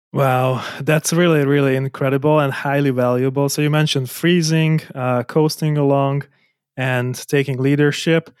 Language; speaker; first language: English; non-native, fluent; Hungarian